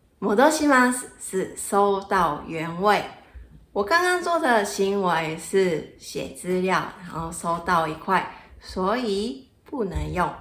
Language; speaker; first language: Chinese; non-native, fluent; Japanese